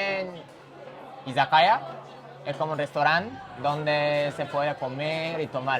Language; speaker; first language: Spanish; non-native, learner; Japanese